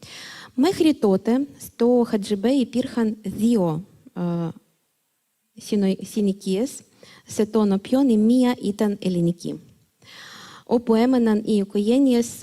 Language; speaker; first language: Greek; non-native, fluent; Ukrainian